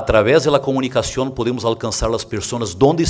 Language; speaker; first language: Portuguese; native; Portuguese